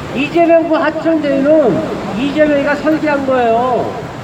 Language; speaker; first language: Korean; native; Korean